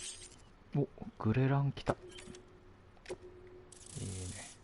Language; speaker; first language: Japanese; native; Japanese